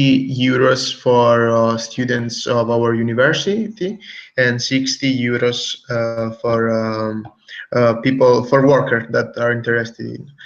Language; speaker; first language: English; non-native, fluent; Italian